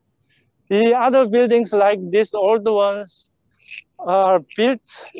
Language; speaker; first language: English; non-native, fluent; Korean